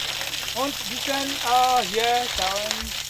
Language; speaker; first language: German; non-native, fluent; Ewe